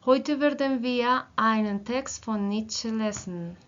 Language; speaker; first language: German; non-native, learner; Spanish